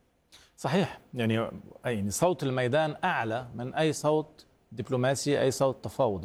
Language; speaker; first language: Arabic; native; Arabic